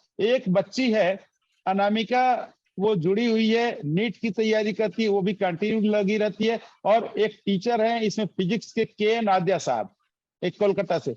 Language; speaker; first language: Hindi; native; Hindi